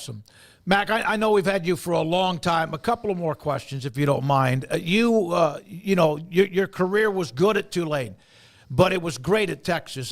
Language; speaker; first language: English; native; English